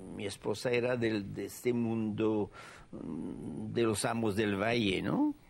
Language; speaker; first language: Spanish; non-native, fluent; French